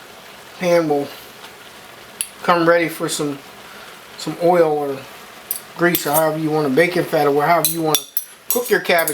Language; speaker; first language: English; native; English